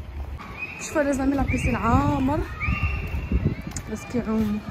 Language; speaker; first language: Arabic; native; Arabic